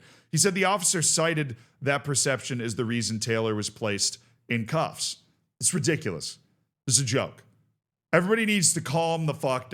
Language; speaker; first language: English; native; English